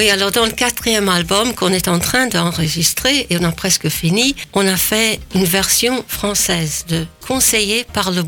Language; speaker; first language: French; non-native, fluent; English